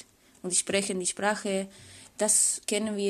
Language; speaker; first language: German; non-native, fluent; Spanish